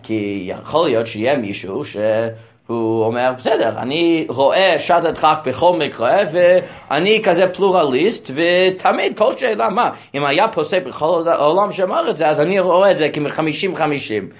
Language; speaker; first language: Hebrew; non-native, fluent; English